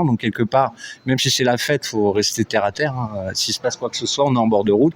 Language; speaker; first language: French; native; French